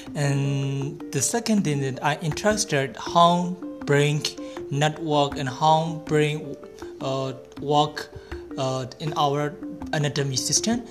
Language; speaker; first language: English; non-native, learner; Burmese